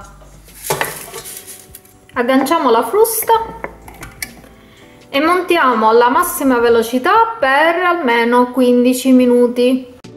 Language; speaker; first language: Italian; native; Italian